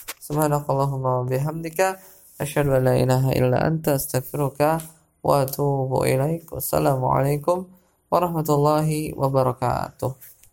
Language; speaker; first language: Arabic; non-native, fluent; Indonesian